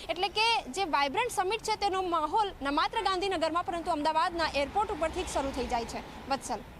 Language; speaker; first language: Gujarati; native; Gujarati